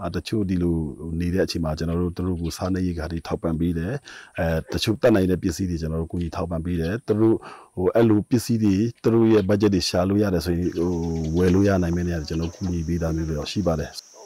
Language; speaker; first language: Burmese; non-native, local second language; Shwe Palaung